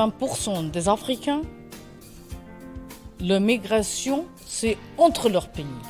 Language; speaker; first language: French; non-native, learner; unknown